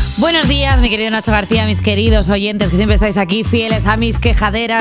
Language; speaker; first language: Spanish; native; Spanish